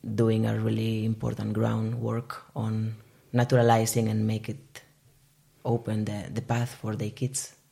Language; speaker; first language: English; non-native, fluent; Spanish